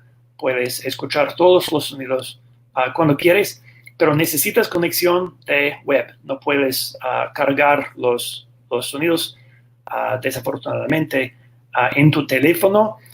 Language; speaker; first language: Spanish; non-native, fluent; English